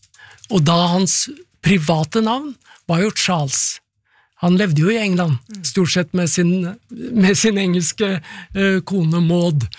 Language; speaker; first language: Norwegian; native; Norwegian